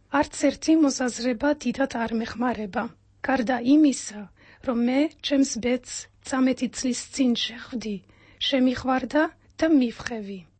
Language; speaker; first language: Georgian; non-native, fluent; Dutch